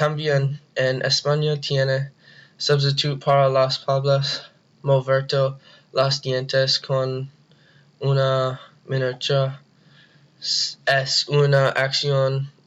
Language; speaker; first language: Spanish; non-native, learner; English